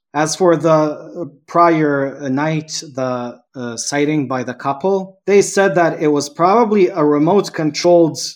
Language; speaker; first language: English; non-native, fluent; Serbian